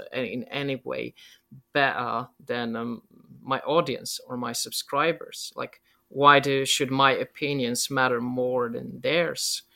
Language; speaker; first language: English; non-native, fluent; Polish